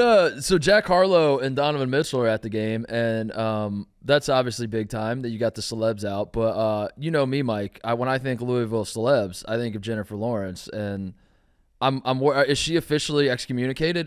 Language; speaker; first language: English; native; English